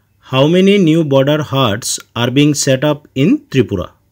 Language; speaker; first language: English; non-native, local second language; Bangla